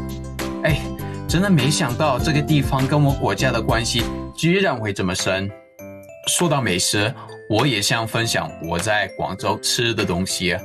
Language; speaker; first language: Chinese; non-native, fluent; English